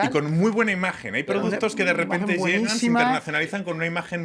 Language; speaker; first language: Spanish; native; Spanish